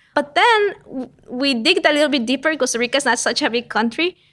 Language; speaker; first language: English; non-native, fluent; Spanish